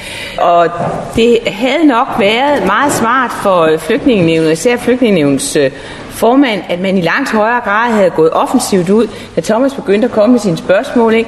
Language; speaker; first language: Danish; native; Danish